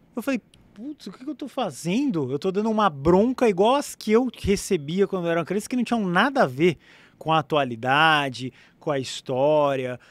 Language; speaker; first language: Portuguese; native; Portuguese